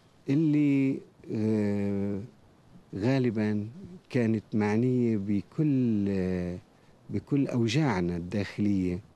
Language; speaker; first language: Arabic; native; Arabic